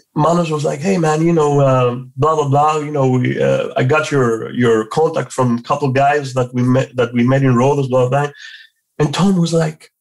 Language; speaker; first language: English; non-native, fluent; Greek